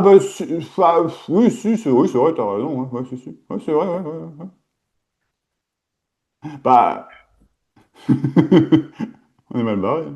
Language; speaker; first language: French; native; French